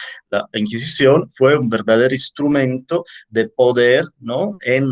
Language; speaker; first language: Spanish; native; Spanish